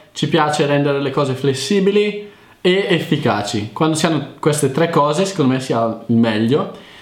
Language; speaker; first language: Italian; native; Italian